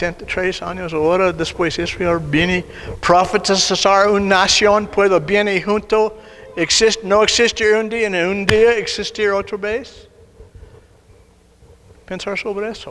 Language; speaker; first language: Spanish; non-native, learner; English